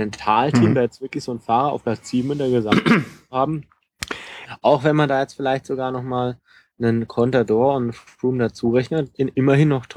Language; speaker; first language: German; native; German